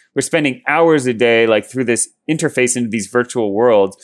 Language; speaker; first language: English; native; English